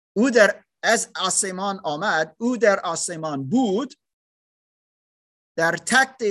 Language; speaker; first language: Persian; non-native, learner; German